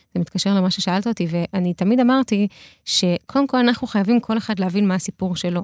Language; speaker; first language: Hebrew; early bilingual, other home language; Russian